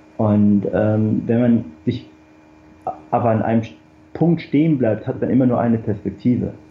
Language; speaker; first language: German; early bilingual, other home language; Korean